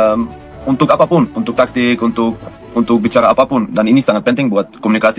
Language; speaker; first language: Indonesian; non-native, fluent; Dutch